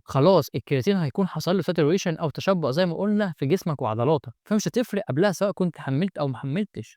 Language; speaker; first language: Arabic; native; Arabic